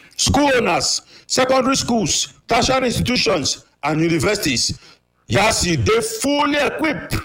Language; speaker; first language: Nigerian Pidgin; native; Nigerian Pidgin